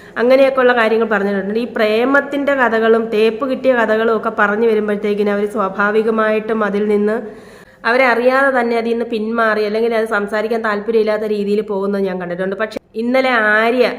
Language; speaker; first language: Malayalam; native; Malayalam